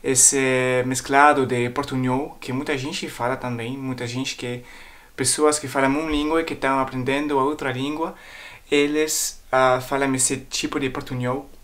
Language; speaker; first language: Portuguese; non-native, fluent; French